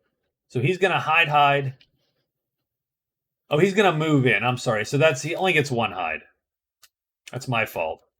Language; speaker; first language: English; native; English